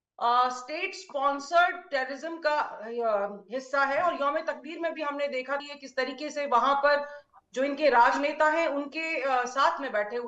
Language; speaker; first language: Hindi; native; Hindi